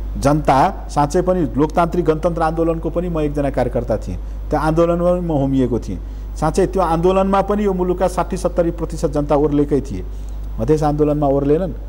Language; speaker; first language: Nepali; non-native, local second language; Maithili